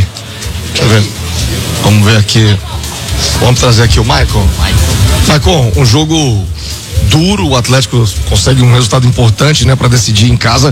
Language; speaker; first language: Portuguese; native; Portuguese